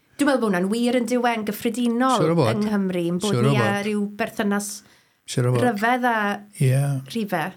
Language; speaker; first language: Welsh; native; Welsh